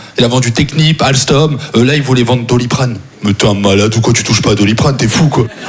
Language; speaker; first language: French; native; French